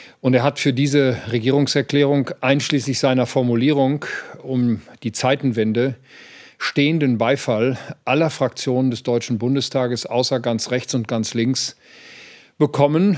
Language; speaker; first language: German; native; German